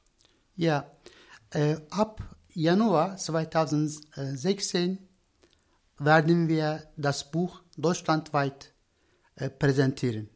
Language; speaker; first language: German; non-native, learner; Turkish